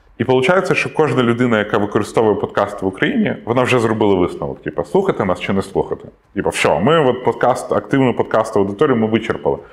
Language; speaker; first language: Ukrainian; non-native, local second language; Russian